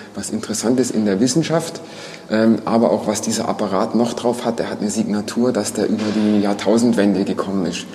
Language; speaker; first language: German; native; German